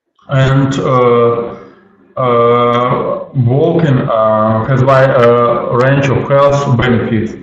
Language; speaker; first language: English; non-native, learner; Russian